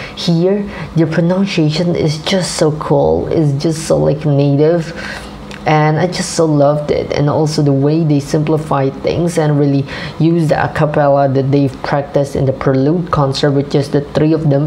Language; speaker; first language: English; non-native, fluent; Indonesian